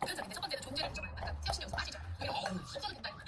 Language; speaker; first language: Korean; native; Korean